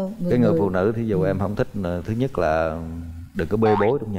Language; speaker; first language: Vietnamese; native; Vietnamese